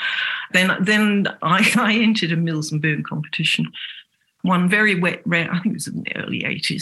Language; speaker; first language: English; native; English